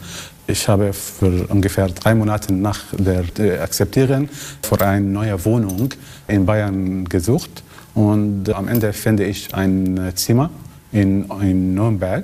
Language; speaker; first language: German; non-native, learner; Arabic